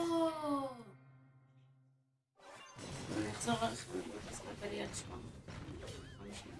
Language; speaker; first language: Hebrew; native; Hebrew